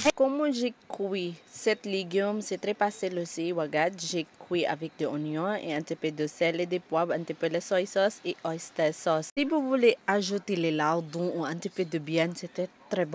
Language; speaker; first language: French; non-native, learner; Filipino